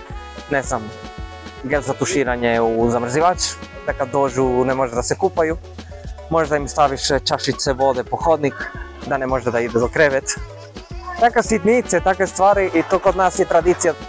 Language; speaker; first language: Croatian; non-native, learner; Spanish